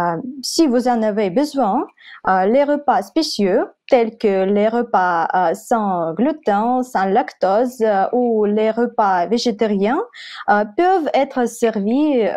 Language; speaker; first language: French; non-native, fluent; Russian